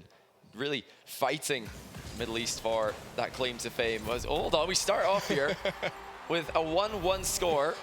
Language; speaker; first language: English; native; English